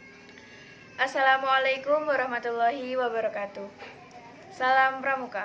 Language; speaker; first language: Indonesian; native; Indonesian